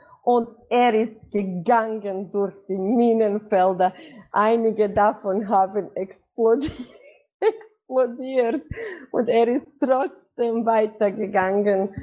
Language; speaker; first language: German; non-native, fluent; Croatian